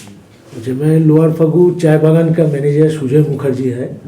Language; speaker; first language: Hindi; non-native, local second language; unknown